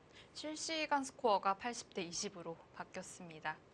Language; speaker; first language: Korean; native; Korean